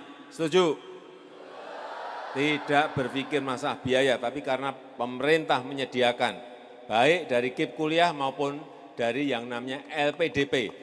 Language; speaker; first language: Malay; non-native, local second language; Javanese